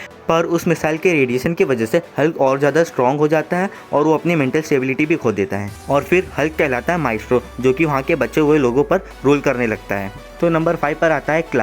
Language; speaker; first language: Hindi; native; Hindi